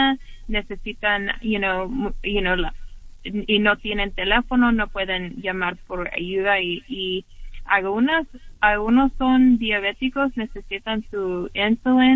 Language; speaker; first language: Spanish; early bilingual, heritage; English